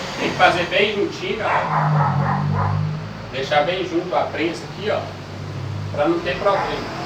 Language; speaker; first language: Portuguese; native; Portuguese